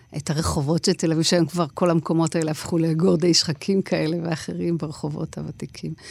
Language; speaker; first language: Hebrew; native; Hebrew